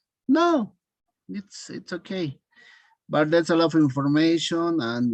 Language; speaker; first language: English; non-native, learner; Spanish